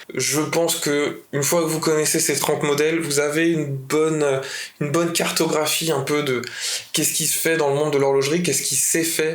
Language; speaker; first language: French; native; French